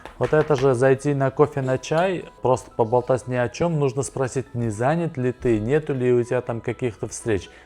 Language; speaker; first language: Russian; non-native, local second language; Armenian